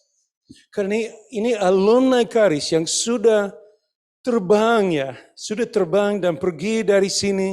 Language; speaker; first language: Indonesian; non-native, fluent; English